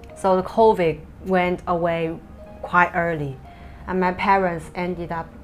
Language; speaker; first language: English; non-native, fluent; Chinese